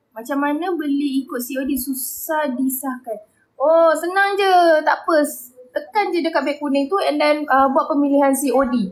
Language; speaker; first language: Malay; native; Malay